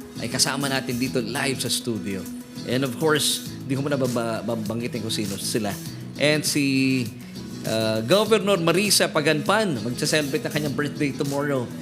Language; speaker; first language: Filipino; native; Filipino